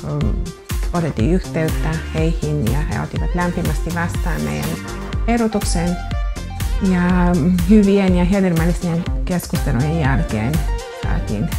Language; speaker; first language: Finnish; non-native, fluent; Russian